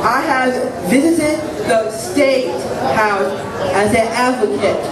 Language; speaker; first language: English; native; English